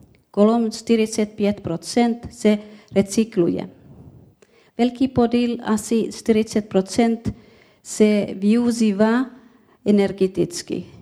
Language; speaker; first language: Czech; non-native, learner; Finnish